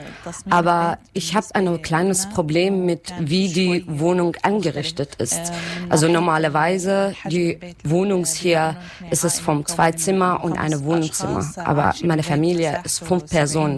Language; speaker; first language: German; non-native, learner; Arabic